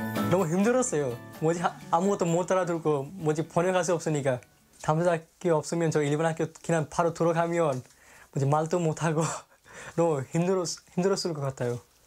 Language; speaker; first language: Korean; non-native, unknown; Bangla